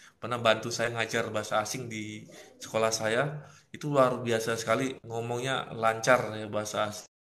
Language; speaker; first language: Indonesian; native; Indonesian